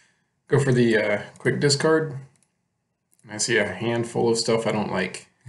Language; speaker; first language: English; native; English